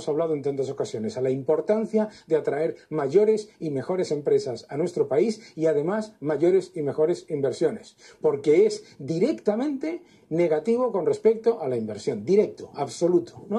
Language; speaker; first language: Spanish; native; Spanish